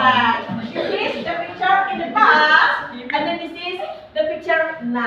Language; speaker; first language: English; non-native, learner; Indonesian